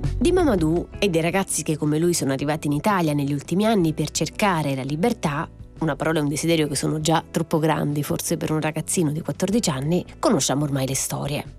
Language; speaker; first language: Italian; native; Italian